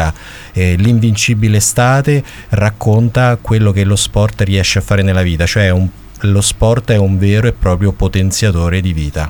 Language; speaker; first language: Italian; native; Italian